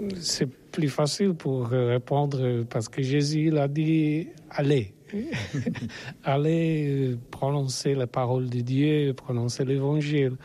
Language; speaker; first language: French; non-native, learner; Polish